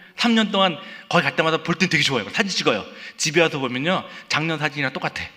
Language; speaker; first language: Korean; native; Korean